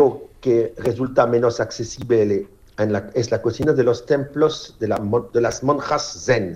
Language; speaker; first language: Spanish; non-native, fluent; French